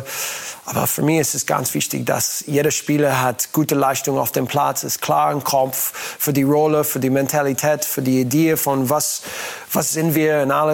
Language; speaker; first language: German; non-native, learner; English